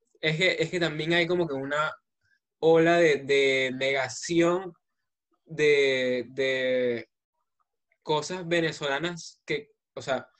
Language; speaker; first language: Spanish; native; Spanish